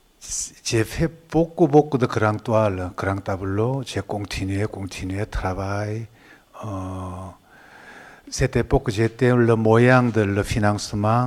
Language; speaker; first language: French; non-native, learner; Korean